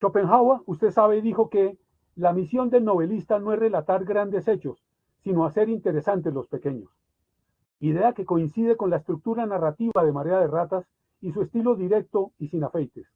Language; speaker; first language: Spanish; native; Spanish